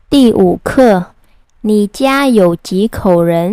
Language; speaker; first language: Chinese; non-native, fluent; Vietnamese